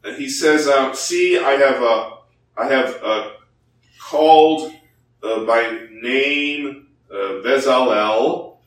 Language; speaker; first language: English; early bilingual, other home language; Korean